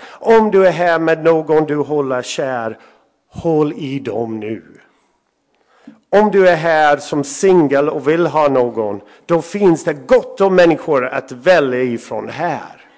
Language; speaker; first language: Swedish; non-native, fluent; English